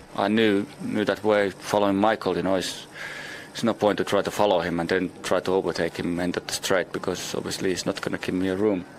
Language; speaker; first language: English; non-native, fluent; Finnish